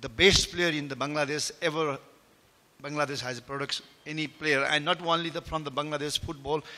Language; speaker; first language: English; non-native, local second language; Nepali